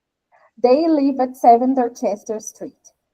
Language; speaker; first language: English; non-native, fluent; Portuguese